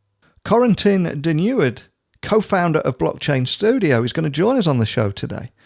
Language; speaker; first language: English; native; English